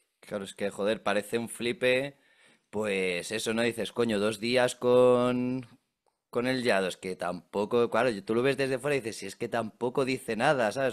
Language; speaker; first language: Spanish; native; Spanish